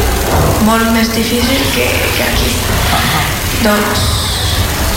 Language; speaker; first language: Catalan; non-native, learner; Georgian